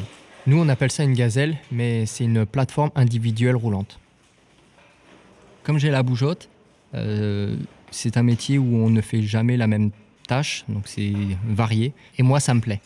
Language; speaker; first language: French; native; French